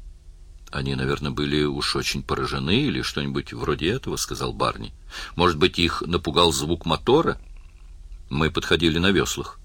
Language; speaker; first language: Russian; native; Russian